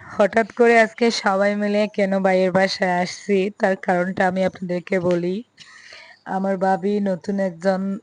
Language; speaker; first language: Bangla; native; Bangla